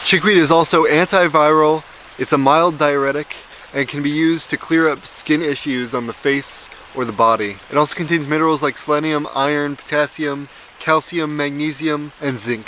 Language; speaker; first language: English; native; English